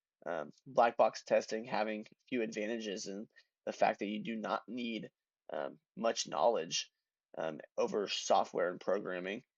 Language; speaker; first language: English; native; English